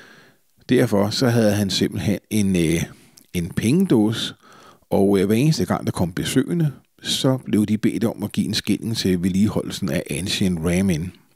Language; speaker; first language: Danish; native; Danish